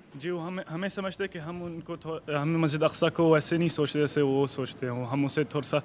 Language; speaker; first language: Urdu; non-native, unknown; Arabic